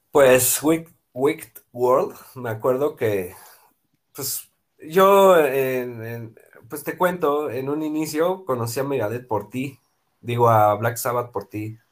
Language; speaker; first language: Spanish; native; Spanish